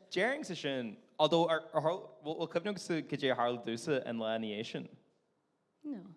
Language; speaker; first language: Irish; non-native, local second language; English